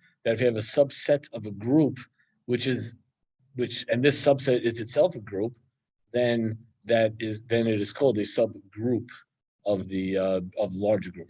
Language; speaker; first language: English; native; English